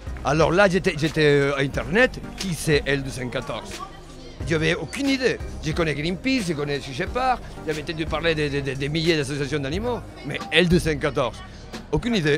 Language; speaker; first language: French; non-native, fluent; Spanish